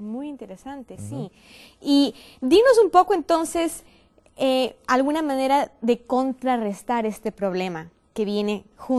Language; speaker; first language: Spanish; native; Spanish